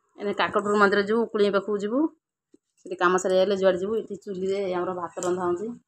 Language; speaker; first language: Odia; native; Odia